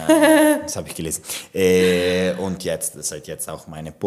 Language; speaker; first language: German; non-native, local second language; Italian